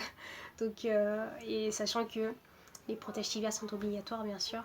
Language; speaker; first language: French; early bilingual, other home language; Portuguese